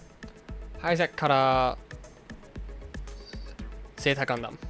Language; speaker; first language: Japanese; non-native, learner; English